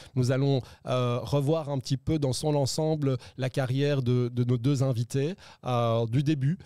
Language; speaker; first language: French; native; French